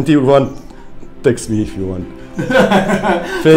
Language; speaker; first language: English; non-native, learner; Russian